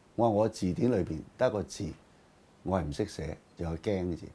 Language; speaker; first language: Cantonese; native; Cantonese